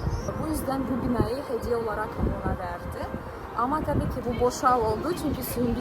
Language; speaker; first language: Turkish; non-native, fluent; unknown